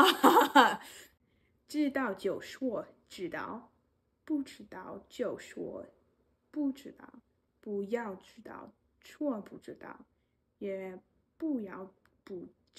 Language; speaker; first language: Chinese; non-native, learner; English